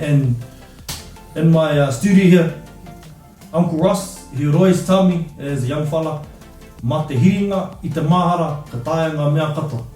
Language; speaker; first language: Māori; non-native, local second language; English